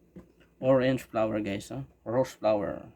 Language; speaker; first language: English; non-native, local second language; Filipino